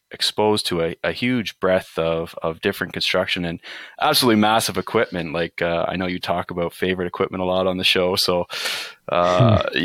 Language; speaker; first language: English; native; English